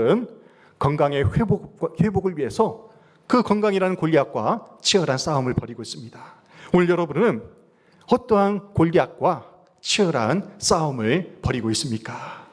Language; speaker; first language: Korean; native; Korean